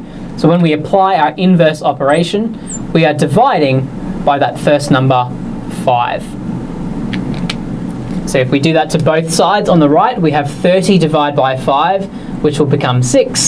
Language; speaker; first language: English; native; English